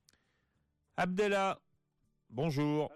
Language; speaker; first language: French; native; French